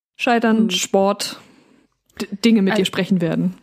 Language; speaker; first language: German; native; German